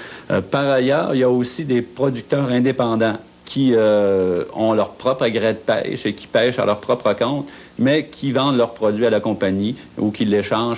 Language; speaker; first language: French; native; French